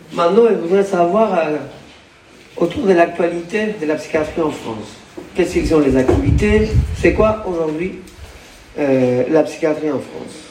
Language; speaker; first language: French; non-native, fluent; Spanish